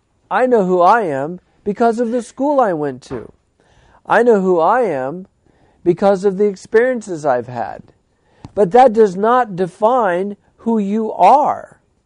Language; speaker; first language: English; native; English